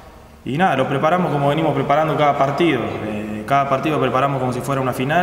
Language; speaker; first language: Spanish; native; Spanish